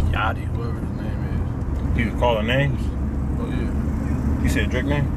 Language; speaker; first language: English; native; English